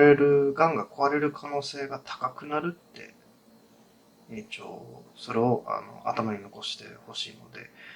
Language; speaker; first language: Japanese; non-native, fluent; English